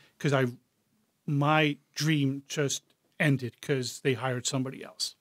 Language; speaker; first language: English; native; English